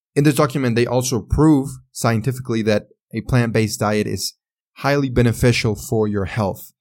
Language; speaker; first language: English; non-native, fluent; Spanish